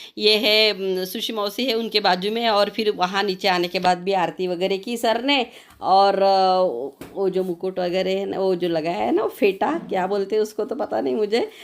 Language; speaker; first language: Hindi; non-native, local second language; Marathi